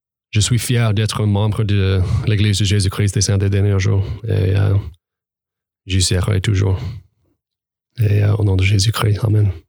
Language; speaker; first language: French; non-native, fluent; English